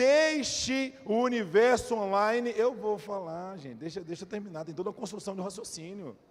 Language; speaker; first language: Portuguese; native; Portuguese